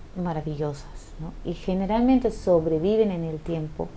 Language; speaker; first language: Spanish; non-native, fluent; Dutch